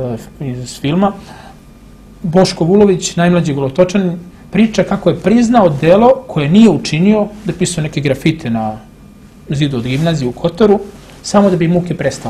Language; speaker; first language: Serbian; native; Serbian